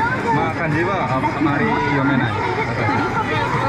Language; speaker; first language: Japanese; non-native, learner; Indonesian